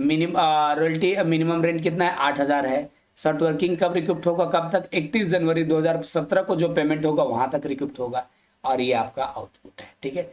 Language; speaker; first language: Hindi; native; Hindi